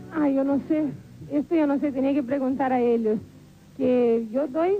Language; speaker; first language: Spanish; non-native, fluent; Portuguese